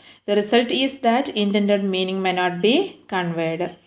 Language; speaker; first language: English; non-native, local second language; Malayalam